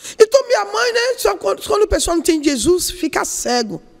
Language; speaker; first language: Portuguese; non-native, learner; Yoruba